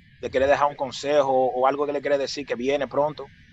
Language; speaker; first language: Spanish; early bilingual, heritage; Spanish